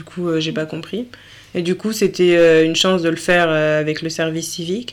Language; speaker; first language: French; native; French